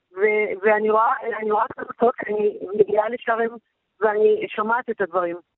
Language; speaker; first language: Hebrew; native; Hebrew